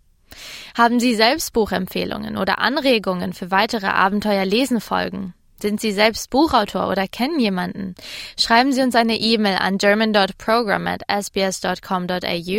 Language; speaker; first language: German; native; German